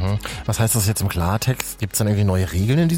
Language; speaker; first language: German; native; German